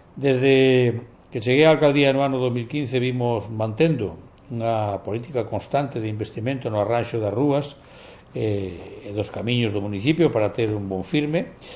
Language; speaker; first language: Galician; native; Galician